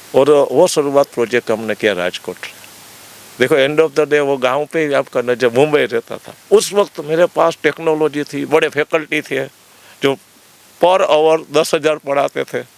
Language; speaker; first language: Hindi; non-native, local second language; Gujarati